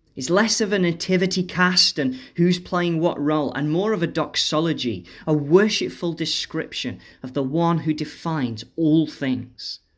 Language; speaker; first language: English; native; English